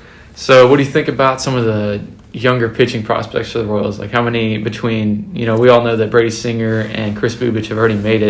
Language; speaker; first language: English; native; English